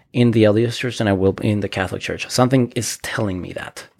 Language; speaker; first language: English; early bilingual, other home language; Spanish